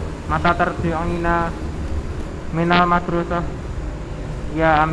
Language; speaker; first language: Arabic; non-native, learner; Indonesian